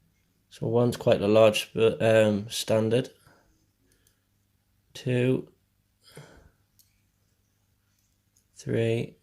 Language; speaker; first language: English; native; English